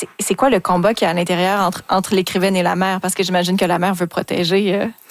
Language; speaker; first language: French; native; French